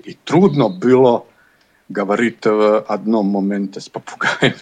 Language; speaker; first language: Russian; non-native, learner; Bosnian